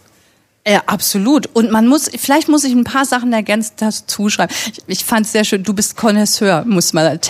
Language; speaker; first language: German; native; German